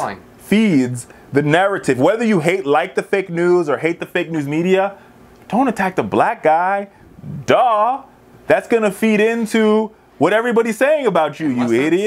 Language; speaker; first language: English; native; English